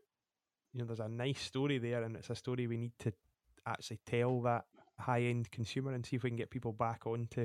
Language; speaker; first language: English; native; English